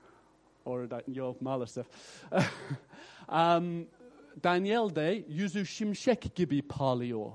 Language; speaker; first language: Turkish; non-native, fluent; English